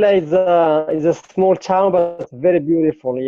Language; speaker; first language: English; non-native, fluent; Arabic